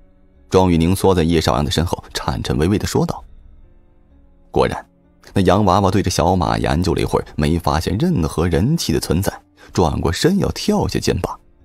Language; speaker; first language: Chinese; native; Chinese